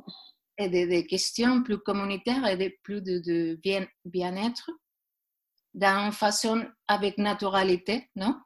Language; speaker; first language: French; non-native, learner; Spanish